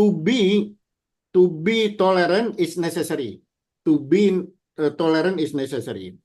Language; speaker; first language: English; non-native, learner; Indonesian